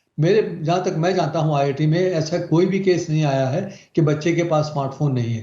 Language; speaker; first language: Hindi; native; Hindi